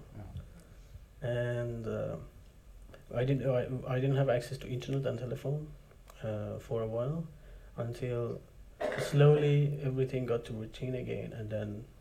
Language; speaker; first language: English; non-native, fluent; Persian